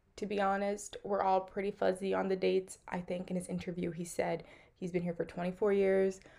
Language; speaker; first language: English; early bilingual, other home language; Portuguese